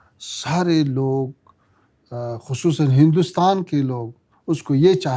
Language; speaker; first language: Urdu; non-native, fluent; Pashto